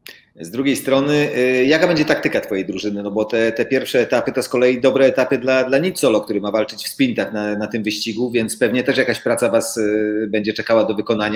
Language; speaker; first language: Polish; native; Polish